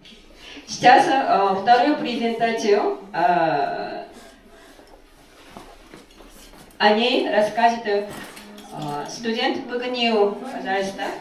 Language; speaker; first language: Russian; non-native, fluent; Korean